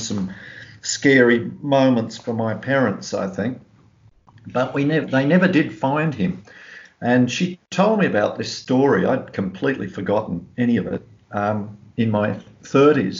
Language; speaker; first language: English; native; English